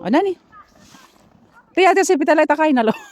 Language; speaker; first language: Finnish; non-native, learner; Filipino